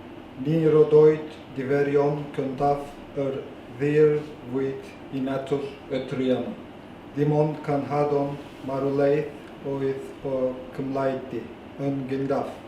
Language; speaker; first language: Welsh; non-native, learner; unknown